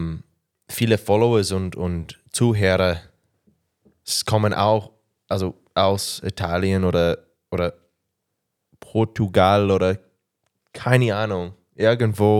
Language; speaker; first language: German; non-native, learner; English